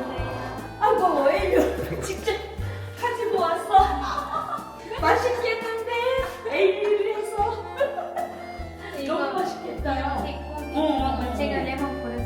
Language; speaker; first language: Korean; non-native, learner; Turkish